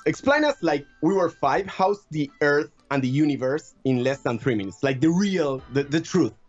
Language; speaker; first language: English; non-native, fluent; Spanish